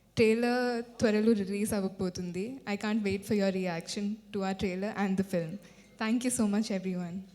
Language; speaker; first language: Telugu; non-native, fluent; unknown